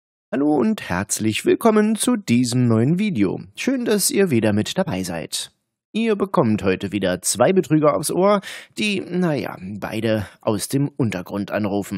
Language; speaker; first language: German; native; German